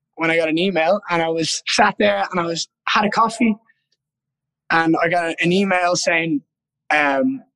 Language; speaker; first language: English; native; English